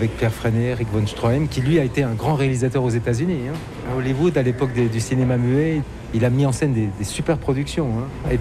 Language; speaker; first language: French; native; French